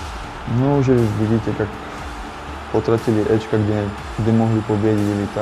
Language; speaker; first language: Russian; non-native, learner; Slovak